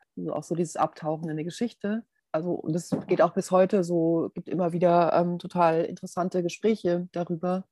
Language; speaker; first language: German; native; German